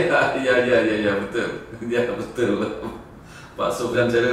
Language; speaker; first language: Indonesian; native; Indonesian